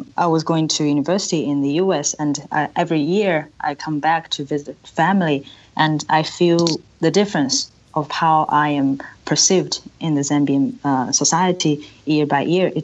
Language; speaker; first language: English; non-native, local second language; Chinese